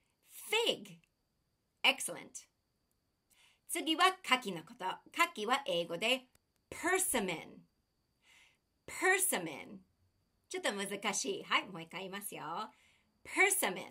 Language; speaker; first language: Japanese; non-native, fluent; English